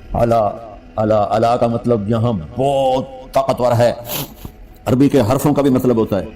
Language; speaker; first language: Urdu; non-native, local second language; Punjabi